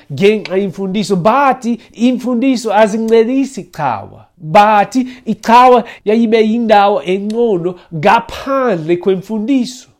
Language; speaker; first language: Xhosa; non-native, fluent; English